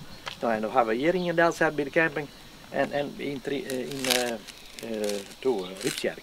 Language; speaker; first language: Dutch; non-native, local second language; Western Frisian